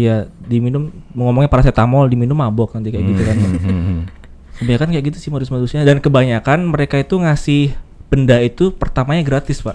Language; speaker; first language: Indonesian; native; Indonesian